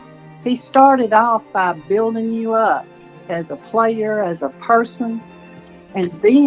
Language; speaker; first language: English; native; English